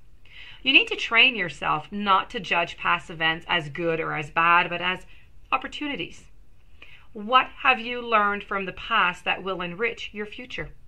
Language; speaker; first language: English; non-native, local second language; French